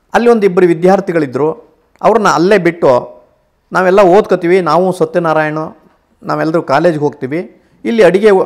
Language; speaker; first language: Kannada; native; Kannada